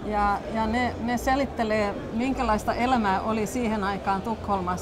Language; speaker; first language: Finnish; non-native, local second language; Swedish